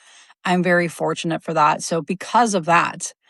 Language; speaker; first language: English; native; English